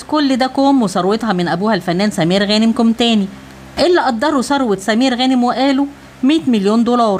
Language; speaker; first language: Arabic; native; Arabic